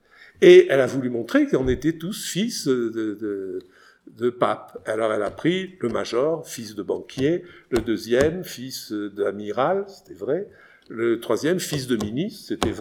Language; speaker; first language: French; native; French